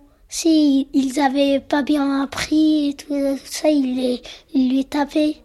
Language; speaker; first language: French; early bilingual, other home language; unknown